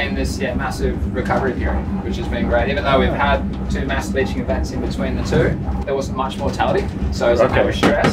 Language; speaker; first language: English; native; English